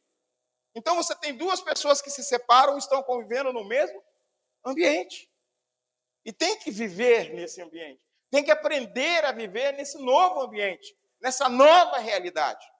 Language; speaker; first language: Portuguese; native; Portuguese